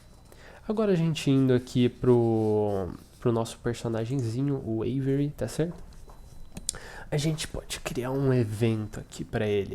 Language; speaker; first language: Portuguese; native; Portuguese